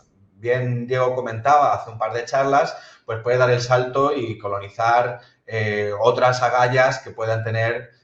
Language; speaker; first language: Spanish; native; Spanish